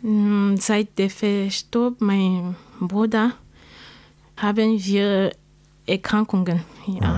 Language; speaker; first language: German; non-native, learner; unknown